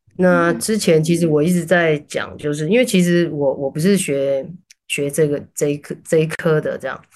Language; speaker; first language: Chinese; native; Chinese